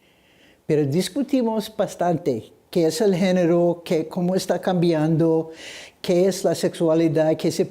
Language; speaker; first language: Spanish; non-native, fluent; English